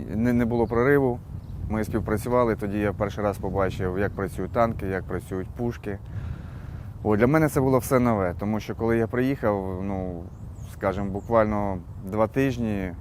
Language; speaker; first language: Ukrainian; native; Ukrainian